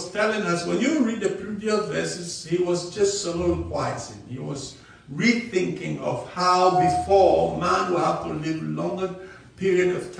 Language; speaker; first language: English; non-native, local second language; Akan